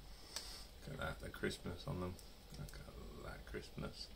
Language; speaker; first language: English; native; English